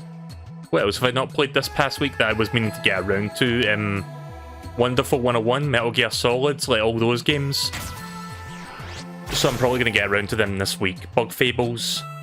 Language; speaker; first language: English; native; English